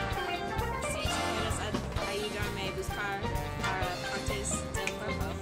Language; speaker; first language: Spanish; non-native, learner; English